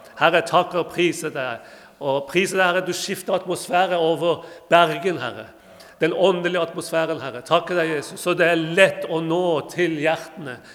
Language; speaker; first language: Norwegian; non-native, fluent; Persian